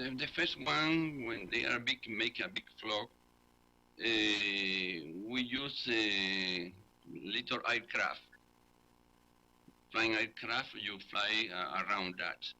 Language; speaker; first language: English; non-native, learner; Spanish